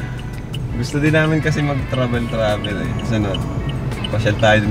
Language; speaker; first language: Filipino; native; Filipino